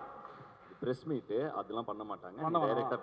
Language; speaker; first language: Tamil; native; Tamil